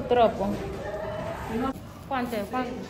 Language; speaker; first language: Italian; non-native, learner; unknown